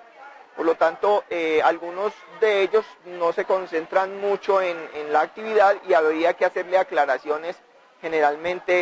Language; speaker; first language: Spanish; native; Spanish